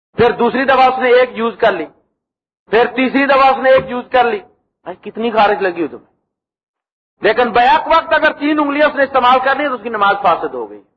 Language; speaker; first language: Urdu; native; Urdu